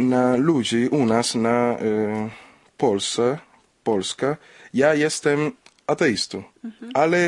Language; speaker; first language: Polish; non-native, learner; Spanish